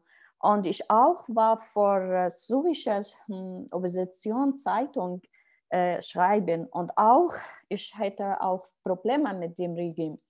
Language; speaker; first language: German; non-native, learner; Arabic